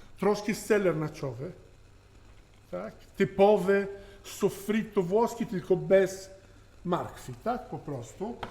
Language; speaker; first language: Polish; non-native, learner; Italian